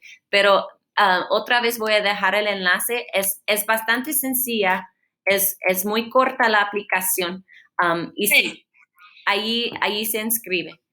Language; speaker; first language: Spanish; non-native, fluent; English